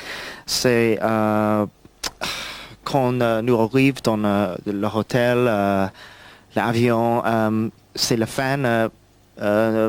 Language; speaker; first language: French; non-native, learner; English